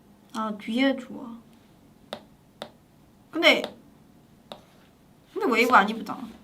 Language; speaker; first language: Korean; non-native, fluent; Chinese